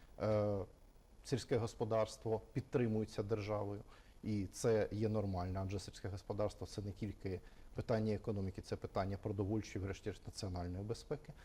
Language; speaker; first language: Ukrainian; native; Ukrainian